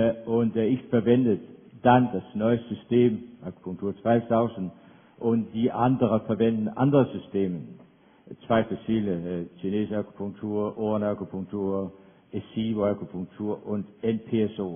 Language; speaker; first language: German; non-native, fluent; Danish